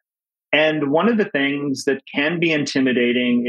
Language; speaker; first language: English; native; English